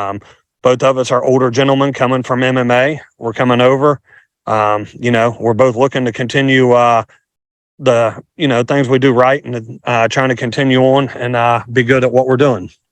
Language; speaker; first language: English; native; English